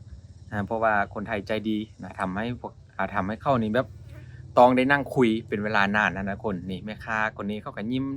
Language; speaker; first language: Thai; non-native, local second language; Northeastern Thai